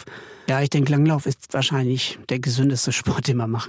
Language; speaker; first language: German; native; German